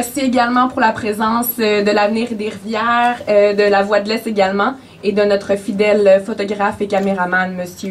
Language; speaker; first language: French; native; French